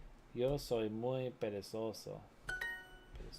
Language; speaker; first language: Spanish; non-native, learner; English